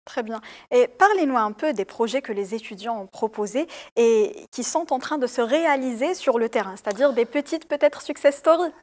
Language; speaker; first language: French; non-native, local second language; Arabic